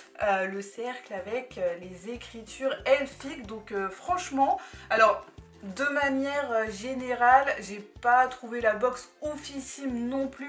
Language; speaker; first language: French; native; French